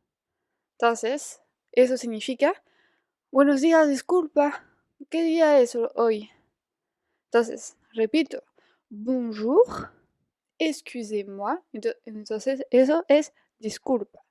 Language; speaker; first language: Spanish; non-native, fluent; French